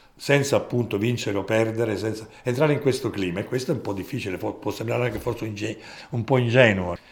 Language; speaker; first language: Italian; native; Italian